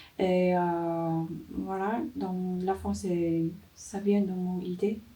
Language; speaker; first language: French; non-native, learner; Vietnamese